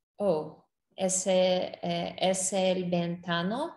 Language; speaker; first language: Spanish; non-native, learner; English